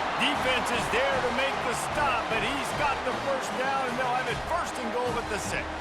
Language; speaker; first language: English; native; English